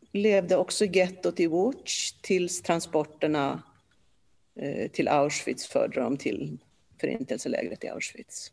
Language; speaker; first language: Swedish; early bilingual, other home language; Polish